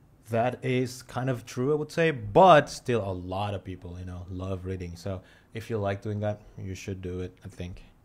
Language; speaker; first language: English; non-native, fluent; Indonesian